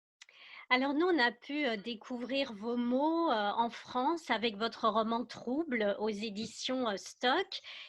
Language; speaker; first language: French; native; French